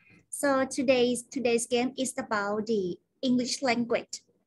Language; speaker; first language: English; non-native, fluent; Thai